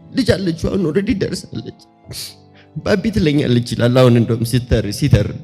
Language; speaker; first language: Amharic; native; Amharic